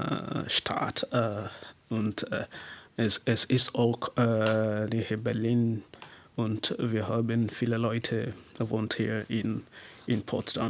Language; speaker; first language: German; non-native, learner; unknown